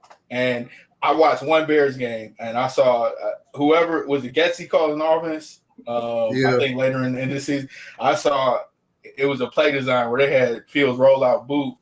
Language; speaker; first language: English; native; English